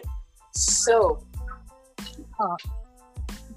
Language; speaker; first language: English; non-native, local second language; Cebuano